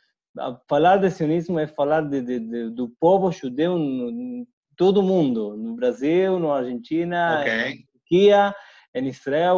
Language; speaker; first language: Portuguese; non-native, fluent; Spanish